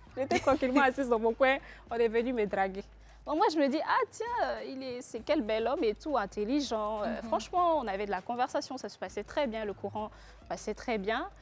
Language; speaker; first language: French; non-native, local second language; Fang